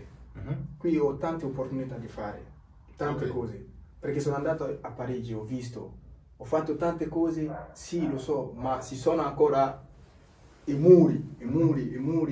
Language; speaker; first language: Italian; non-native, learner; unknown